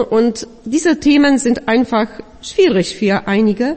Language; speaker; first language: German; non-native, fluent; Polish